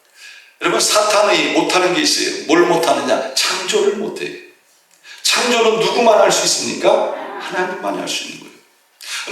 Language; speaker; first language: Korean; native; Korean